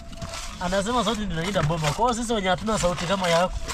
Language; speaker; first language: English; non-native, learner; Swahili